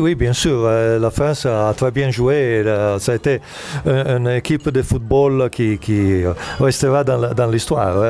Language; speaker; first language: French; non-native, fluent; Italian